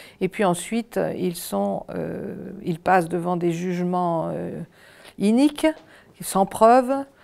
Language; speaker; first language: French; native; French